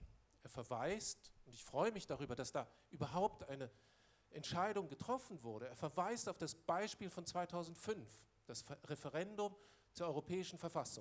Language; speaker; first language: German; non-native, local second language; Luxembourgish